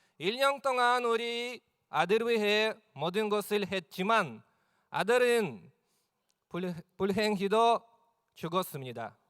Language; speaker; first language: Korean; non-native, learner; Russian